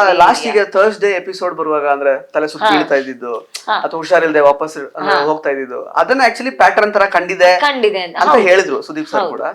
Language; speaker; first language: Kannada; native; Kannada